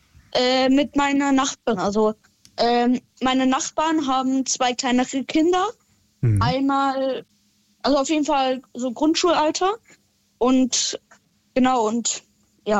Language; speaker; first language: German; native; German